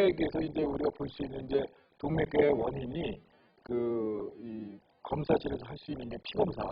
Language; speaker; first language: Korean; native; Korean